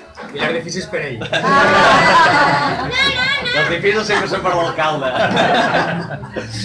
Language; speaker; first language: Catalan; non-native, local second language; Spanish